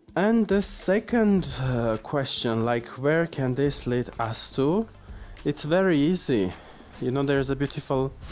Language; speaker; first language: English; non-native, fluent; Armenian